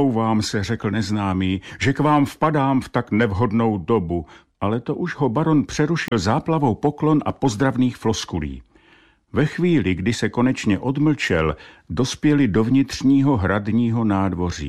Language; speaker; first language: Czech; native; Czech